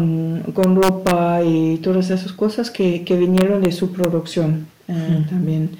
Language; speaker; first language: Spanish; non-native, learner; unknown